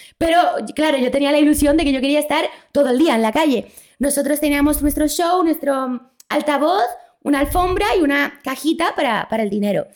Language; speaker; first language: Spanish; early bilingual, other home language; Polish